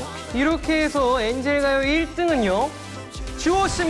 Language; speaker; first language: Korean; native; Korean